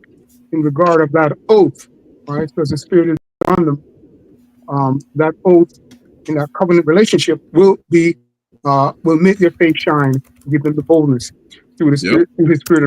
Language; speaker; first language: English; native; English